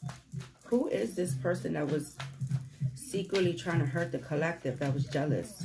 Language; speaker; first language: English; native; English